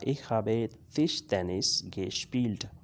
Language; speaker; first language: German; non-native, learner; Urdu